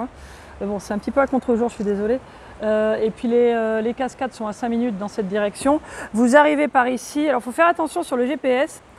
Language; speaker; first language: French; native; French